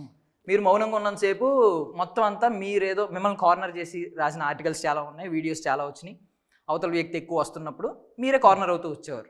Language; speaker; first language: Telugu; native; Telugu